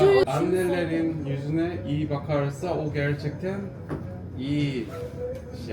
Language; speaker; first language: Turkish; non-native, fluent; Korean